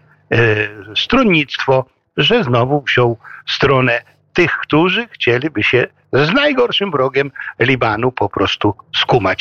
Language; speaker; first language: Polish; native; Polish